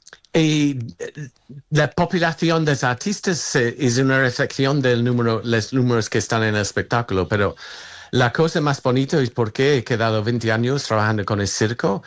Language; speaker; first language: Spanish; non-native, fluent; English